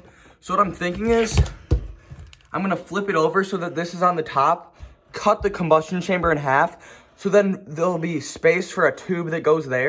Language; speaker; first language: English; native; English